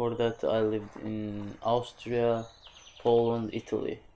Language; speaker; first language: English; non-native, fluent; Azerbaijani